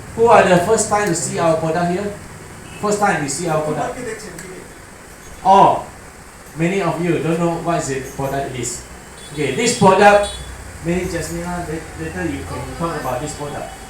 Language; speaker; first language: English; non-native, learner; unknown